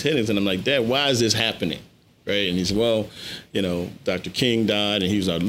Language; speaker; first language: English; native; English